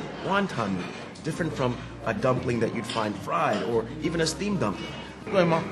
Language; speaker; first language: English; native; English